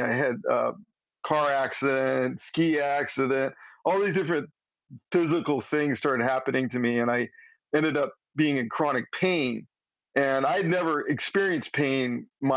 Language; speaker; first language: English; native; English